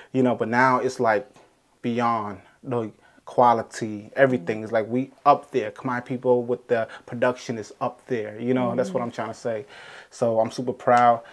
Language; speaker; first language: English; native; English